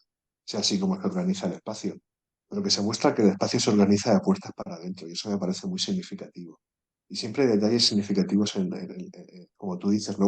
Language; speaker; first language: Spanish; native; Spanish